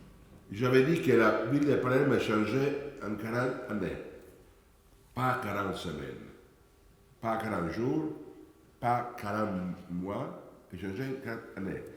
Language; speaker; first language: French; non-native, fluent; Italian